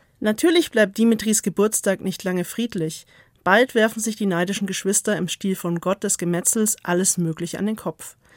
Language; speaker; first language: German; native; German